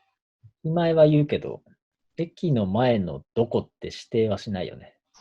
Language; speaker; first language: Japanese; native; Japanese